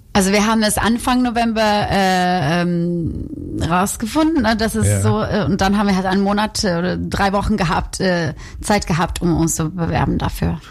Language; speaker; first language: German; non-native, fluent; Swedish